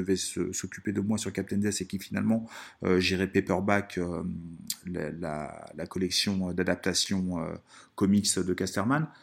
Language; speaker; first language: French; early bilingual, other home language; Italian